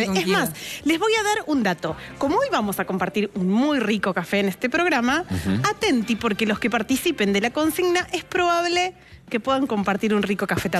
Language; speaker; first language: Spanish; native; Spanish